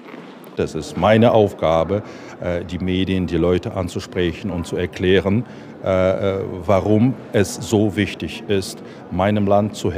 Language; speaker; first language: German; non-native, fluent; Ukrainian